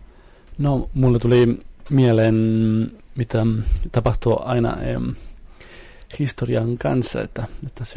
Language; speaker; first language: Finnish; non-native, fluent; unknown